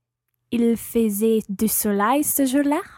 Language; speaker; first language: French; non-native, learner; English